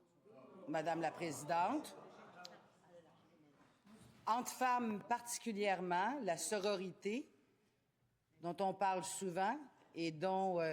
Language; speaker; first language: French; native; French